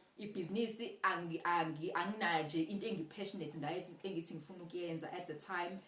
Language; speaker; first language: Zulu; native; Zulu